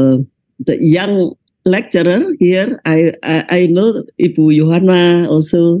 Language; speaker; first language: English; non-native, learner; Indonesian